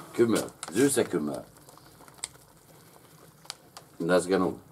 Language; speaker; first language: German; non-native, learner; Hungarian